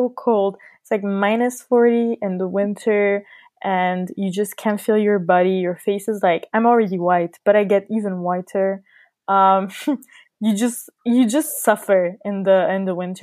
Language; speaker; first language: English; non-native, fluent; French